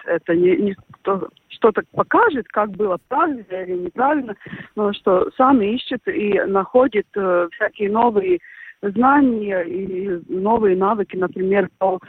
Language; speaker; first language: Russian; non-native, local second language; Latvian